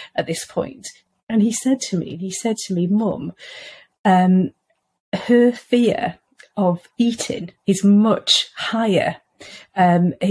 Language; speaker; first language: English; native; English